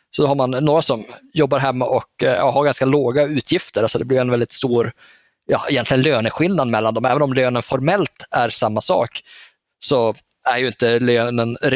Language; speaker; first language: Swedish; native; Swedish